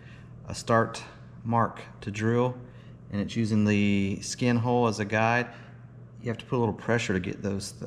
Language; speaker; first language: English; native; English